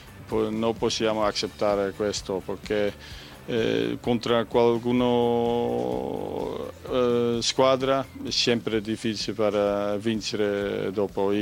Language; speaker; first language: Italian; non-native, learner; Dutch